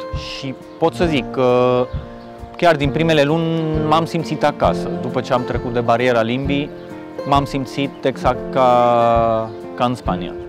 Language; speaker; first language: Romanian; non-native, fluent; Spanish